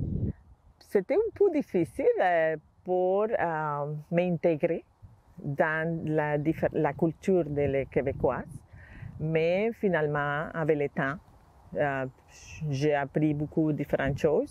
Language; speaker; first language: French; non-native, learner; Spanish